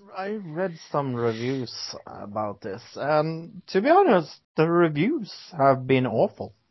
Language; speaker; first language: English; non-native, fluent; Norwegian